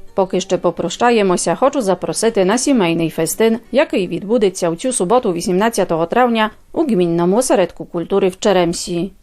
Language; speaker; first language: Ukrainian; early bilingual, heritage; Ukrainian